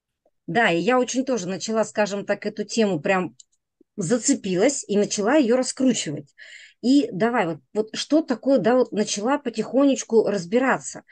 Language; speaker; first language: Russian; native; Russian